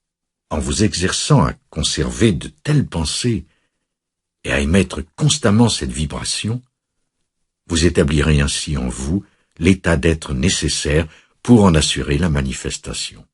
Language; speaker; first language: French; native; French